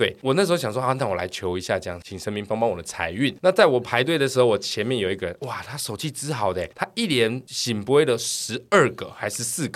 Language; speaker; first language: Chinese; native; Chinese